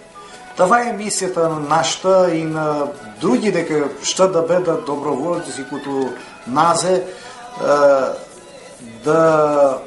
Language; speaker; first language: Bulgarian; early bilingual, heritage; Bulgarian